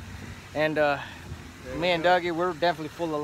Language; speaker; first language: English; native; English